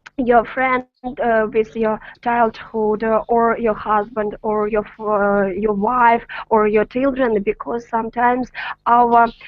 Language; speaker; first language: English; non-native, learner; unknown